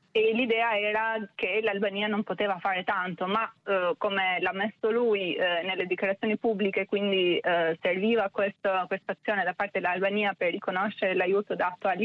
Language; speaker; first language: Italian; non-native, fluent; Albanian